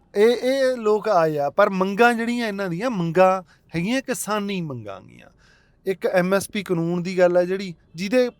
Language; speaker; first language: Punjabi; native; Punjabi